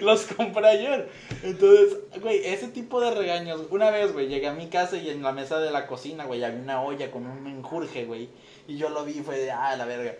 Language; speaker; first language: Spanish; native; Spanish